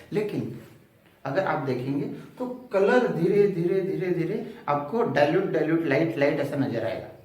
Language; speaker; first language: Hindi; non-native, local second language; Marathi